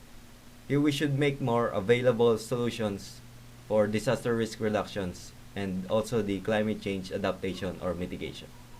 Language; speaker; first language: English; non-native, local second language; Filipino